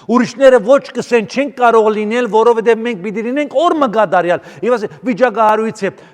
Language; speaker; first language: Armenian; native; Armenian